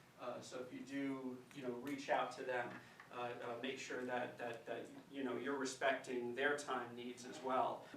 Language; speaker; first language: English; native; English